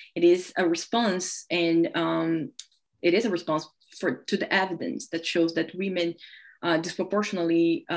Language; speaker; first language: English; non-native, fluent; Portuguese